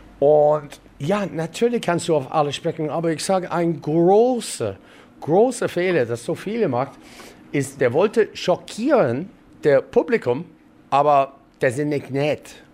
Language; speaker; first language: German; non-native, learner; English